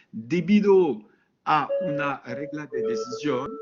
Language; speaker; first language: Spanish; non-native, fluent; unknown